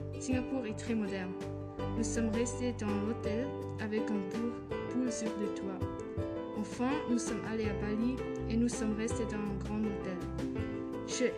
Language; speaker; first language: French; non-native, learner; German